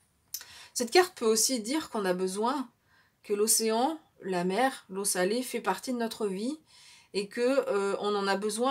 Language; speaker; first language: French; native; French